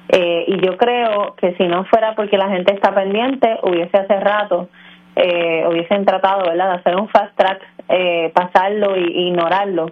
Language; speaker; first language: Spanish; native; Spanish